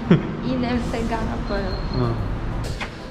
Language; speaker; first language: Korean; non-native, learner; German